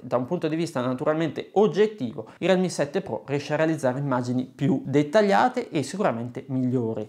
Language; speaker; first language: Italian; native; Italian